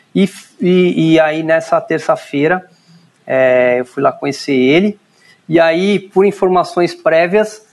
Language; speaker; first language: Portuguese; native; Portuguese